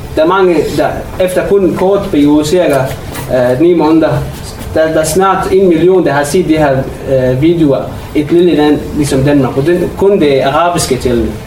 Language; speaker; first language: Danish; non-native, fluent; Arabic